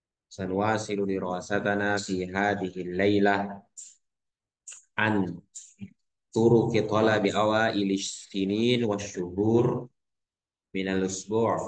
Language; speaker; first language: Arabic; non-native, fluent; Indonesian